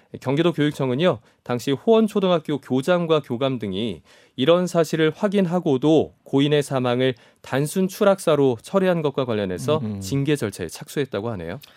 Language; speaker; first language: Korean; native; Korean